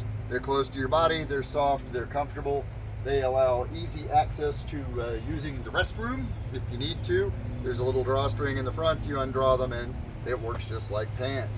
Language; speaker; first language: English; native; English